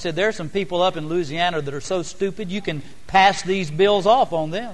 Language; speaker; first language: English; native; English